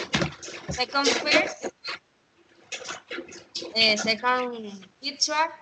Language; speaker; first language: English; non-native, learner; Spanish